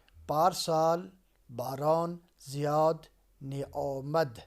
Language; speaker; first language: Persian; non-native, fluent; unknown